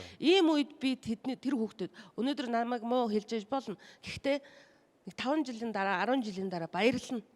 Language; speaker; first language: Mongolian; non-native, local second language; Kazakh